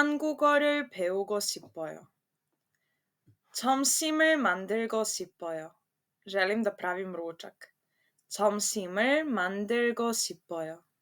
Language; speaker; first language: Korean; non-native, fluent; Serbian